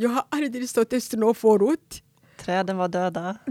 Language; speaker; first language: Swedish; non-native, fluent; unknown